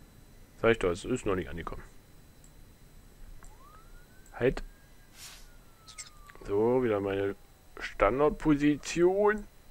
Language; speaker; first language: German; native; German